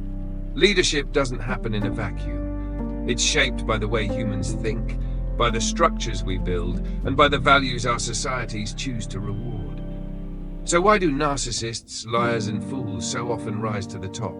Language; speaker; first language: English; native; English